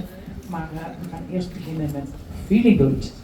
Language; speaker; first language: Dutch; native; Dutch